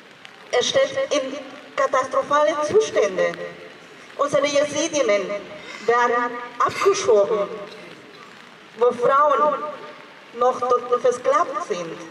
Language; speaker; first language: German; non-native, fluent; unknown